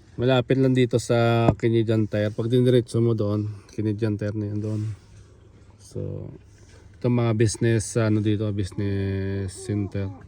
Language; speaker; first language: Filipino; non-native, local second language; Hiligaynon